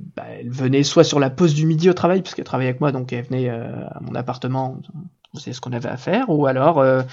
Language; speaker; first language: French; native; French